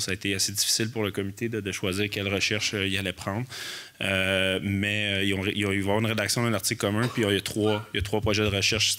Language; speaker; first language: French; native; French